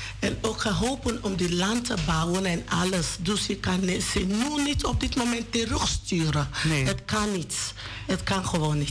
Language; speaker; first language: Dutch; non-native, learner; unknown